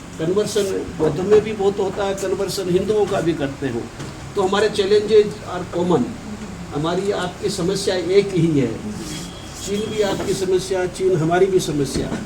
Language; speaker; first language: Hindi; native; Hindi